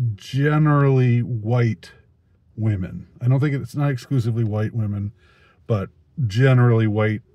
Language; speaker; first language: English; native; English